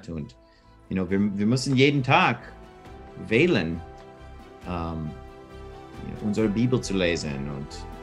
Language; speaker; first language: German; non-native, fluent; English